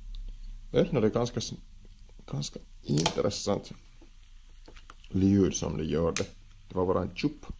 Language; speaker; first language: Swedish; non-native, fluent; Finnish